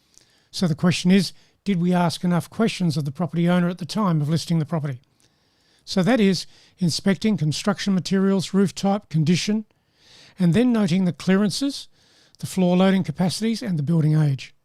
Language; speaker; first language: English; native; English